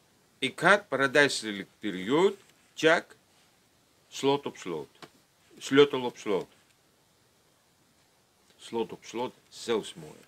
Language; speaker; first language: Dutch; non-native, fluent; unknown